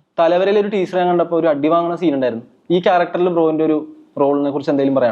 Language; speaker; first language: Malayalam; native; Malayalam